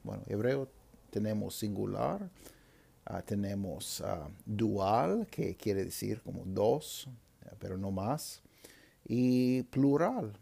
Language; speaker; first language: Spanish; non-native, fluent; English